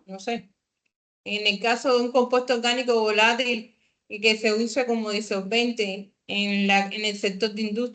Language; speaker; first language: Spanish; native; Spanish